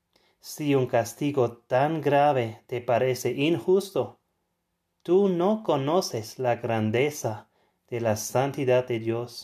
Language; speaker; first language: Spanish; non-native, fluent; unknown